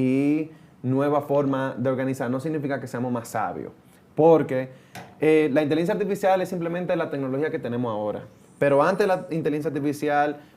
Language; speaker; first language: Spanish; native; Spanish